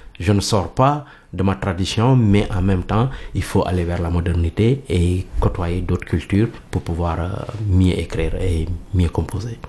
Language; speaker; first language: French; non-native, local second language; Mandingo